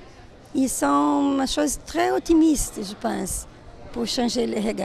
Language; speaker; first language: French; non-native, learner; Portuguese